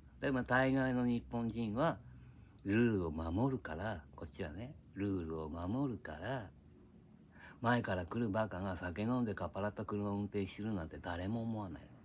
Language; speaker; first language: Japanese; native; Japanese